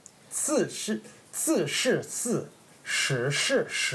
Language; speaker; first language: Chinese; non-native, learner; English